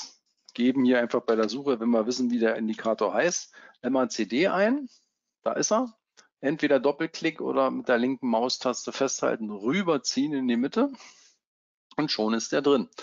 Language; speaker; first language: German; native; German